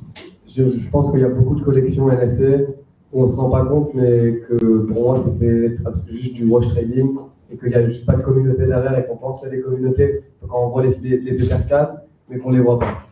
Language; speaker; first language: French; native; French